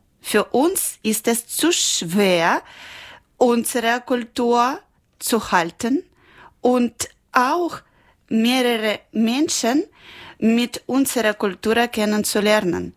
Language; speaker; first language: German; non-native, learner; Ukrainian